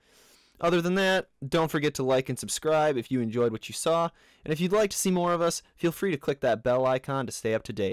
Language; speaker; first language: English; native; English